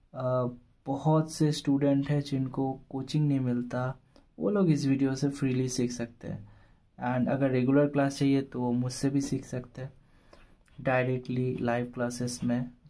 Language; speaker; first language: Hindi; non-native, local second language; Bangla